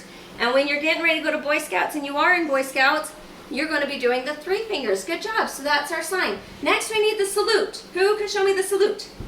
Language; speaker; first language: English; native; English